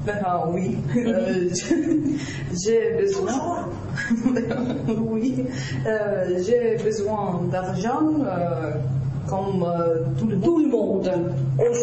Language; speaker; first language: French; non-native, learner; Russian